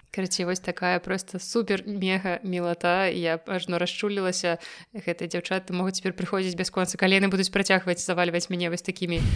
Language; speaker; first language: Belarusian; non-native, local second language; Russian